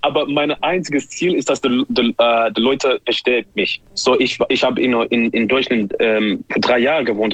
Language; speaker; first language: German; non-native, learner; English